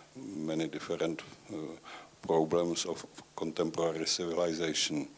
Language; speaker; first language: English; non-native, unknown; Czech